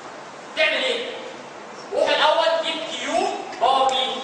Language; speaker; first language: Arabic; native; Arabic